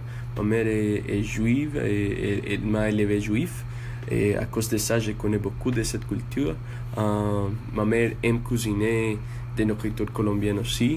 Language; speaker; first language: French; non-native, learner; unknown